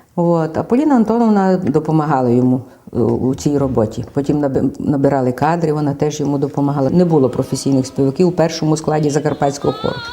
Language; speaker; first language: Ukrainian; native; Ukrainian